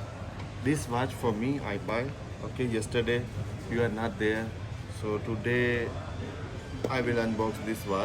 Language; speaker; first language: English; non-native, learner; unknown